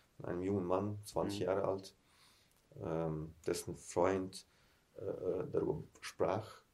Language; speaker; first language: German; early bilingual, heritage; German